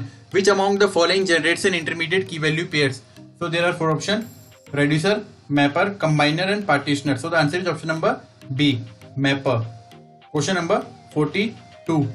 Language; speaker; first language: English; non-native, local second language; Hindi